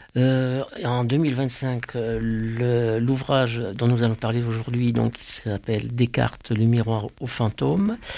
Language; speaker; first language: French; native; French